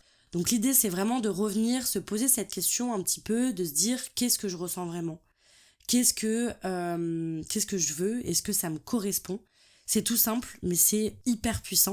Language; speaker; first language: French; native; French